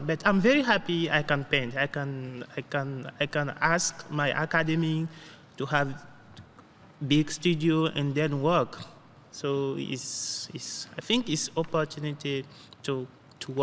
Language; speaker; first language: English; non-native, learner; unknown